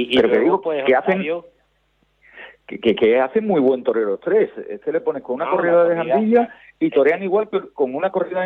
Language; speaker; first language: Spanish; native; Spanish